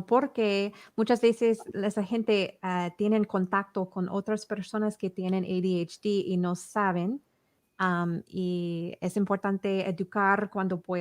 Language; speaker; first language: Spanish; early bilingual, heritage; English